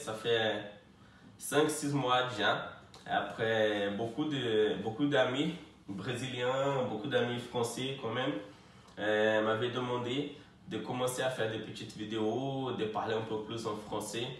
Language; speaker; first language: French; non-native, fluent; Portuguese